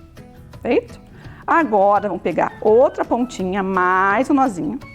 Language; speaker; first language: Portuguese; native; Portuguese